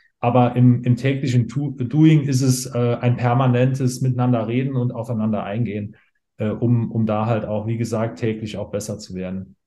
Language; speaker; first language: German; native; German